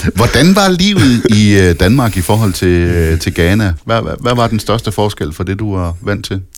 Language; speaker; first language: Danish; native; Danish